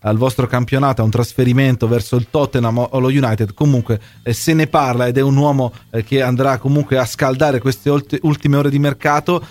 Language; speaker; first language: Italian; native; Italian